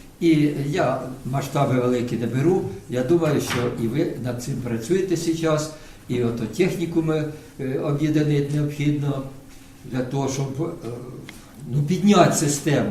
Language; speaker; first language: Ukrainian; non-native, local second language; Russian